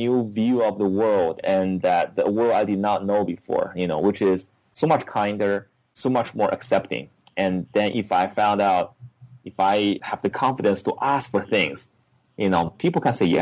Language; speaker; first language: English; non-native, fluent; Chinese